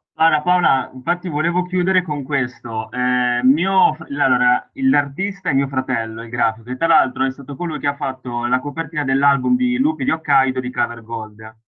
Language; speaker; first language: Italian; native; Italian